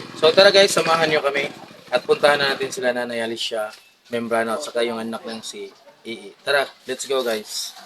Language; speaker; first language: Filipino; non-native, local second language; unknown